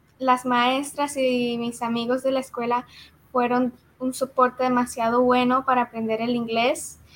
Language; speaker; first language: Spanish; early bilingual, heritage; Spanish